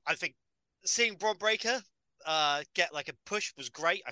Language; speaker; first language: English; native; English